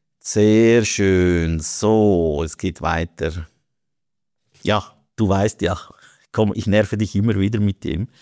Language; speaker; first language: German; native; German